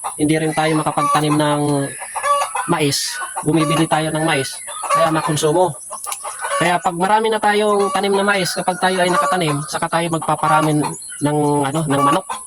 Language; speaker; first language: Filipino; non-native, local second language; Bikol